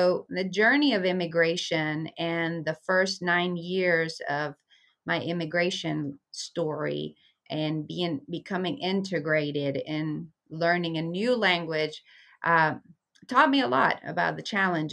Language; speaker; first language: English; early bilingual, other home language; Spanish